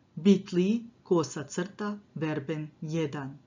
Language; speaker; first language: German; non-native, fluent; Croatian